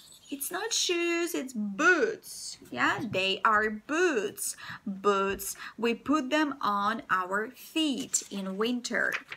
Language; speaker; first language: English; non-native, fluent; Russian